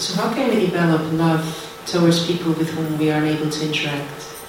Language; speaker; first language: English; non-native, fluent; Hungarian